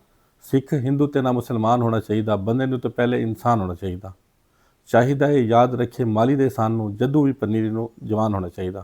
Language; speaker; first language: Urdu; non-native, local second language; Punjabi